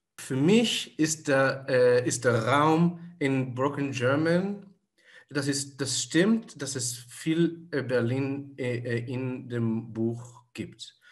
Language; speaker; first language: German; non-native, fluent; Hebrew